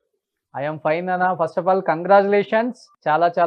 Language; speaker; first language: Telugu; native; Telugu